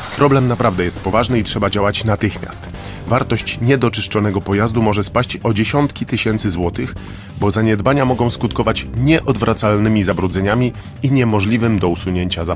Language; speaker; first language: Polish; native; Polish